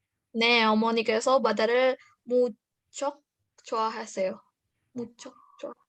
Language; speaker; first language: Korean; non-native, learner; Indonesian